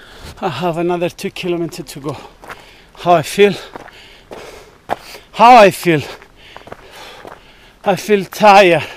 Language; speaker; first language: English; non-native, learner; Greek